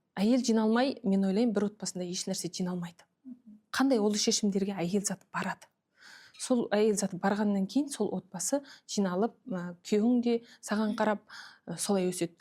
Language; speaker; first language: Kazakh; early bilingual, heritage; Kazakh